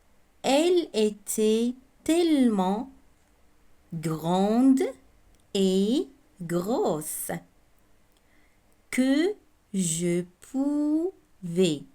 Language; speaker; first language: French; non-native, local second language; Arabic